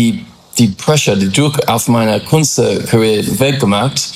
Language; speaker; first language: German; non-native, fluent; English